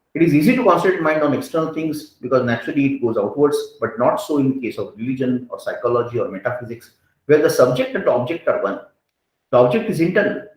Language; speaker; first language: English; non-native, local second language; Hindi